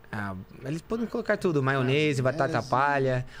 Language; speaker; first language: Portuguese; non-native, fluent; English